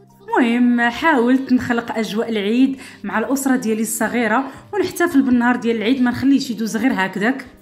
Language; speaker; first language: Arabic; native; Arabic